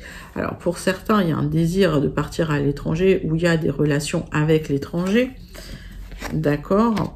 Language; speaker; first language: French; native; French